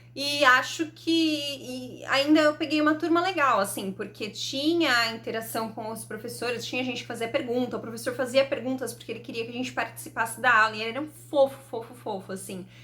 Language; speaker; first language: Portuguese; native; Portuguese